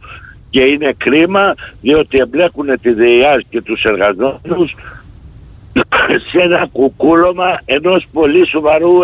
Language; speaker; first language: Greek; native; Greek